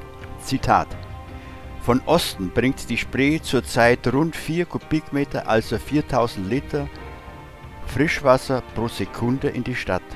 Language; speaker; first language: German; native; German